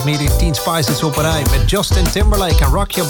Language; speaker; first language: Dutch; native; Dutch